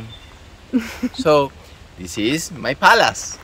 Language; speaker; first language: English; non-native, learner; Italian